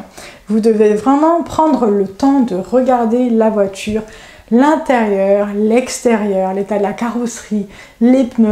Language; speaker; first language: French; native; French